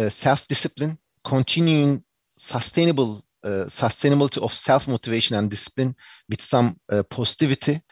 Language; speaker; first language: English; non-native, fluent; Turkish